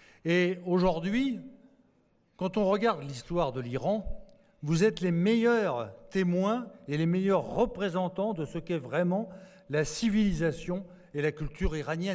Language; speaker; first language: French; native; French